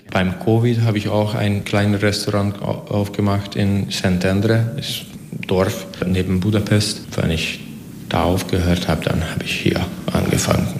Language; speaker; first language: German; non-native, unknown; Hungarian